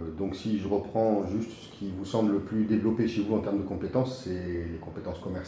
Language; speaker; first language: French; native; French